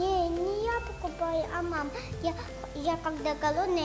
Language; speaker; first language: Russian; non-native, learner; Tajik